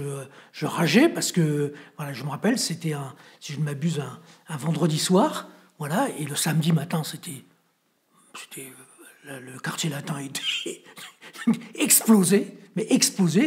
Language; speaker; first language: French; native; French